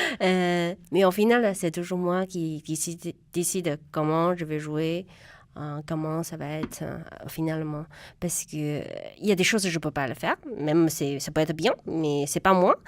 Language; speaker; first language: French; non-native, fluent; Chinese